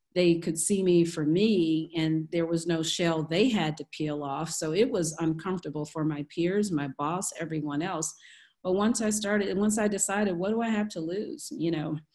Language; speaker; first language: English; native; English